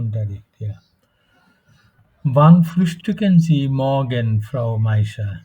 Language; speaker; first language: German; non-native, fluent; Bangla